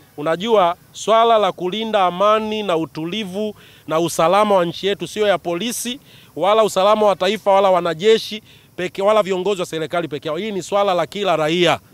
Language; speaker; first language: Swahili; native; Swahili